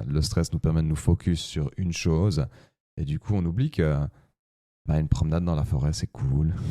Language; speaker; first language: French; native; French